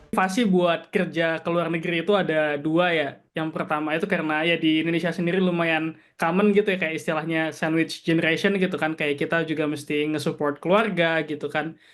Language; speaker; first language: Indonesian; native; Indonesian